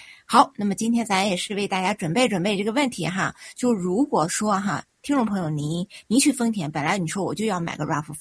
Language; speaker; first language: Chinese; native; Chinese